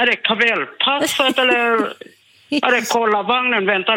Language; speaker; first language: Swedish; non-native, learner; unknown